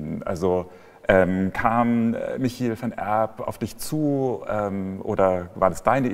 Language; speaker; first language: German; native; German